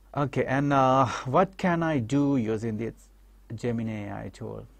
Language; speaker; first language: English; non-native, local second language; Sinhala